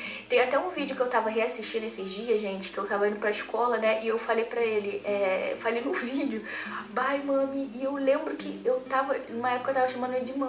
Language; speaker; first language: Portuguese; native; Portuguese